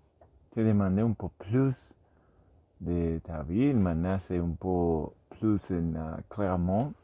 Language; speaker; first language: French; non-native, learner; Spanish